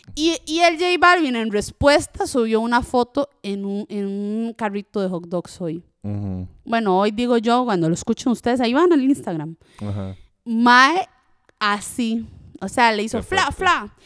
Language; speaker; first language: Spanish; early bilingual, other home language; French